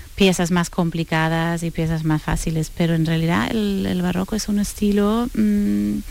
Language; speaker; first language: Spanish; non-native, fluent; German